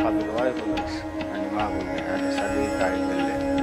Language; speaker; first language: Arabic; non-native, learner; Bangla